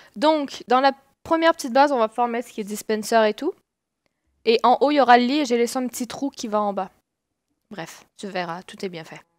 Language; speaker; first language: French; native; French